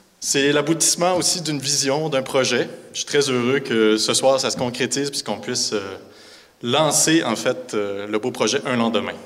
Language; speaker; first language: French; native; French